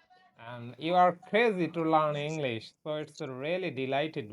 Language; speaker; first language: English; non-native, learner; Bangla